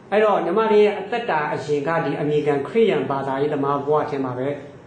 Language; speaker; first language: Burmese; native; Burmese